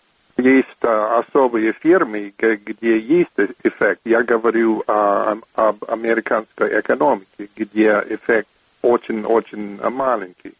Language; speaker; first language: Russian; non-native, fluent; English